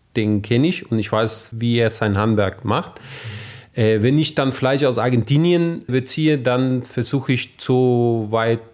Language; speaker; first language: German; non-native, fluent; Spanish